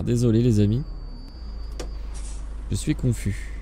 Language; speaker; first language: French; native; French